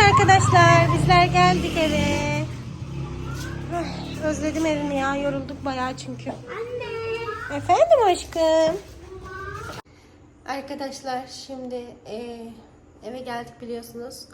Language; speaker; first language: Turkish; non-native, fluent; Urdu